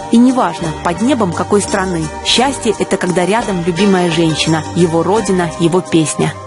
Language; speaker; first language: Russian; native; Russian